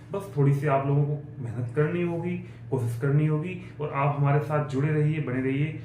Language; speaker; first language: Hindi; native; Hindi